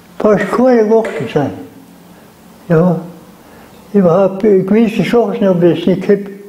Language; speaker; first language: German; native; German